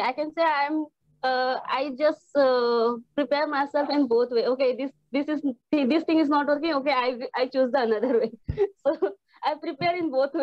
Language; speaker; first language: English; non-native, learner; Hindi